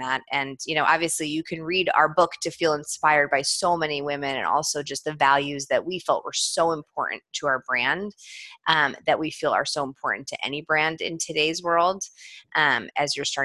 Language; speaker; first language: English; native; English